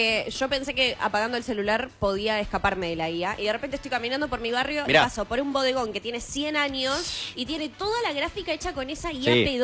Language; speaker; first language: Spanish; native; Spanish